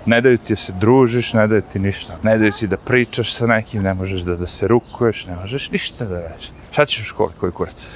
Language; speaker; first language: Bosnian; native; Bosnian